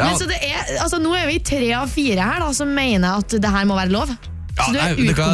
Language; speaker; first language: Norwegian; native; Norwegian